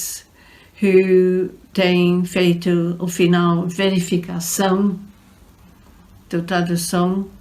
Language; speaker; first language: Portuguese; non-native, fluent; English